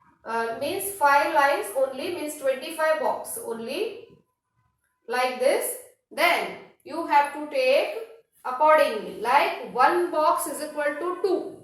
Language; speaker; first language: English; non-native, local second language; Hindi